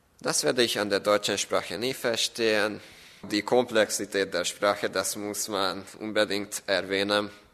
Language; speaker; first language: German; non-native, fluent; Hungarian